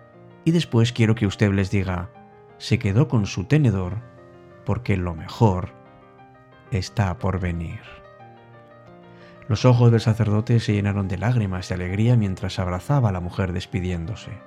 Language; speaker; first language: Spanish; native; Spanish